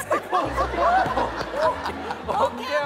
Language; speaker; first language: English; non-native, learner; Japanese